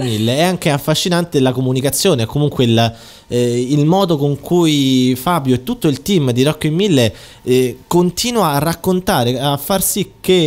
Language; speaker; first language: Italian; native; Italian